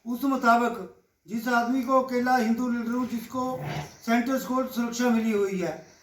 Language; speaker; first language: Hindi; non-native, local second language; Punjabi